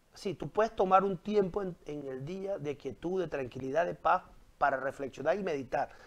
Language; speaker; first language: Spanish; native; Spanish